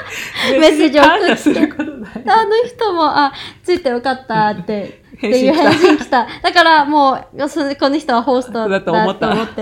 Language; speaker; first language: Japanese; non-native, fluent; Cantonese